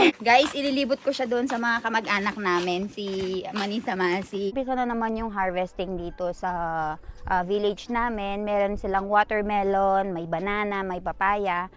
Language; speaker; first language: Filipino; native; Filipino